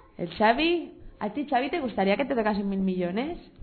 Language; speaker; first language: Spanish; native; Spanish